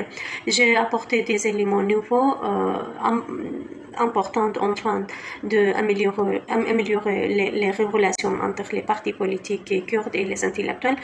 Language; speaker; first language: French; non-native, fluent; Kurdish